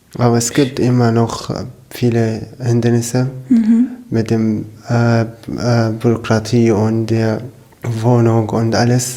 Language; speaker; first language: German; non-native, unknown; Arabic